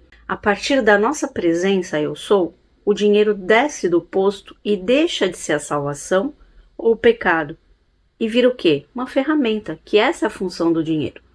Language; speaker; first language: Portuguese; native; Portuguese